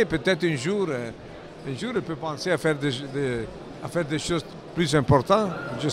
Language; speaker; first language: French; non-native, learner; Italian